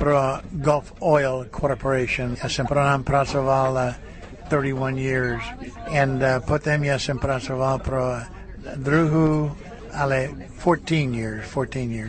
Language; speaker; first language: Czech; early bilingual, heritage; Czech